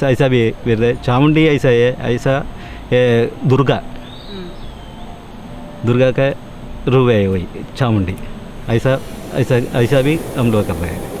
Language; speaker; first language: Hindi; non-native, local second language; Malayalam